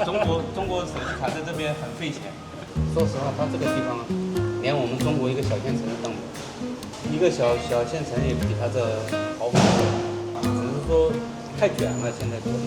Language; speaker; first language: Chinese; native; Chinese